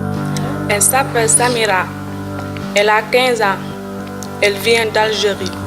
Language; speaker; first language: French; non-native, learner; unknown